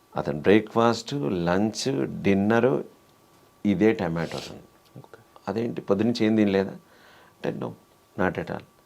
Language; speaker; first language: Telugu; native; Telugu